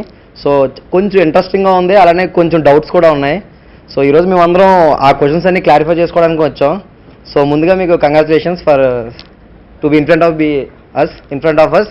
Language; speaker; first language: Telugu; native; Telugu